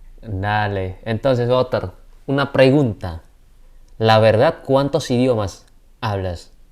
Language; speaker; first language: Spanish; non-native, fluent; Indonesian